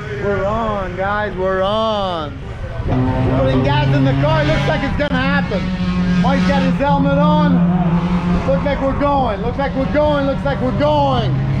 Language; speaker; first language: English; non-native, local second language; French